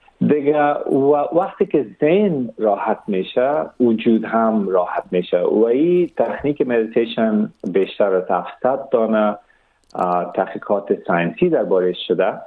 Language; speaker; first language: Persian; early bilingual, heritage; Persian